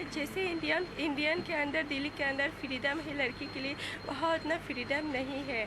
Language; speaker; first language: Hindi; non-native, learner; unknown